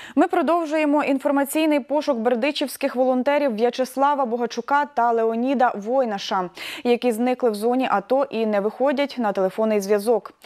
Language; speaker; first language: Ukrainian; native; Ukrainian